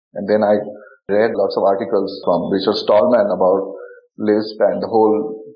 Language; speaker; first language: English; non-native, local second language; Bangla